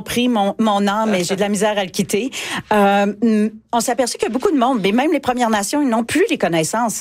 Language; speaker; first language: French; native; French